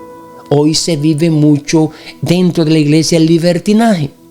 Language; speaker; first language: Spanish; native; Spanish